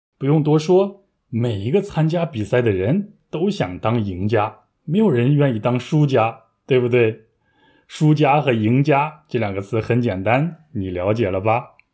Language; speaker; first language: Chinese; native; Chinese